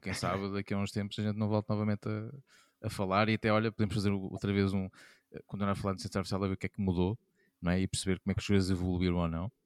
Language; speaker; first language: Portuguese; native; Portuguese